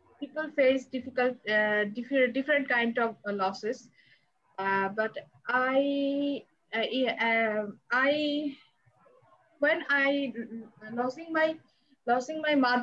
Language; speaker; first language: English; non-native, learner; Bangla